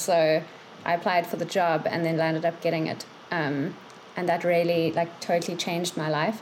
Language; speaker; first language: English; native; English